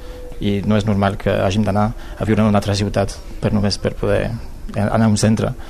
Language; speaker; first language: Catalan; non-native, local second language; Spanish